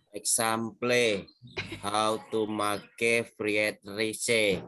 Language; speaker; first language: English; non-native, learner; Indonesian